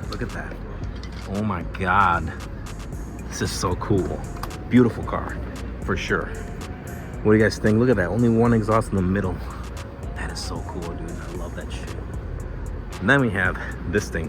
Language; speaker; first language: English; native; English